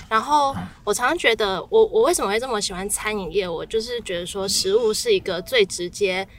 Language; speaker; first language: Chinese; native; Chinese